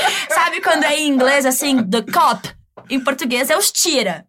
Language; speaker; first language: Portuguese; native; Portuguese